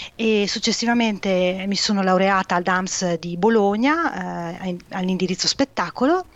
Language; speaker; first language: Italian; native; Italian